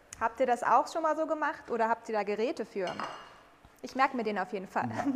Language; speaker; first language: German; native; German